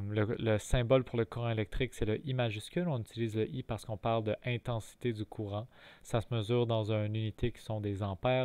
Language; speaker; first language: French; native; French